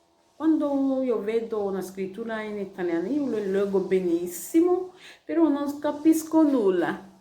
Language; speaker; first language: Italian; non-native, learner; Igbo